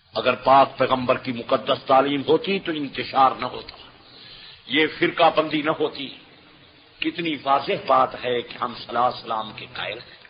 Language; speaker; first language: Urdu; non-native, local second language; Saraiki